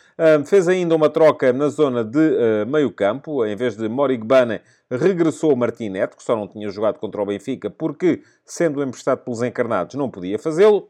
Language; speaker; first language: Portuguese; native; Portuguese